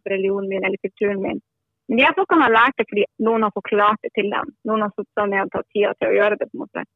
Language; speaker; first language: Norwegian; native; Norwegian